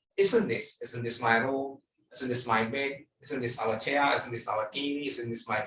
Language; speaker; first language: English; non-native, local second language; Sinhala